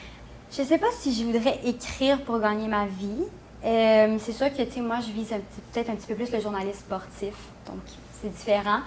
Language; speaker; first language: French; native; French